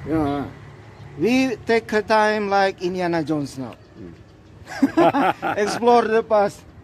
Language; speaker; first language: English; non-native, learner; Indonesian